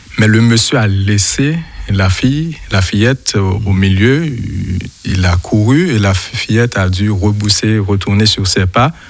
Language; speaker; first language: French; non-native, local second language; Haitian Creole